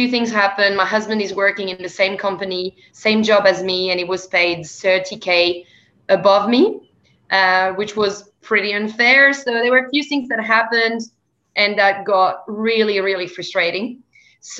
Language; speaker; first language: English; non-native, fluent; French